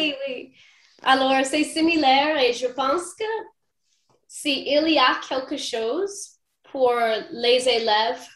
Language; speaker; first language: French; non-native, fluent; English